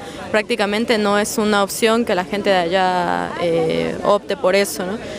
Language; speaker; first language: Spanish; native; Spanish